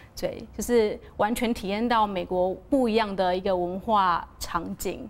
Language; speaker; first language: Chinese; native; Chinese